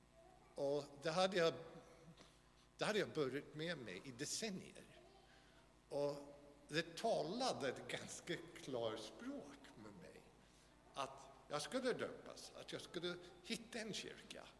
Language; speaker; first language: Swedish; non-native, fluent; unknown